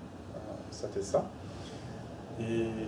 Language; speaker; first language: French; non-native, fluent; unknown